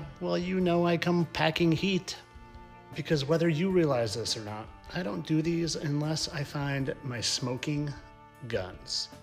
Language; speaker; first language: English; native; English